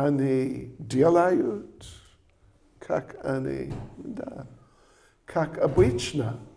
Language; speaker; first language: Russian; non-native, learner; English